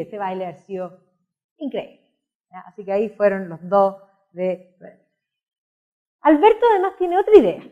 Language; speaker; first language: Spanish; native; Spanish